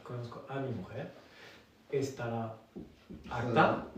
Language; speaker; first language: Spanish; non-native, learner; French